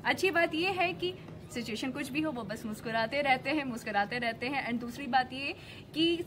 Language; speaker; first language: Hindi; native; Hindi